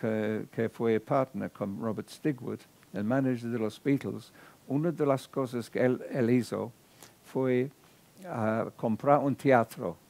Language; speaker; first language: Spanish; non-native, fluent; English